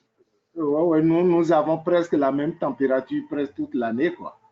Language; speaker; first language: French; native; French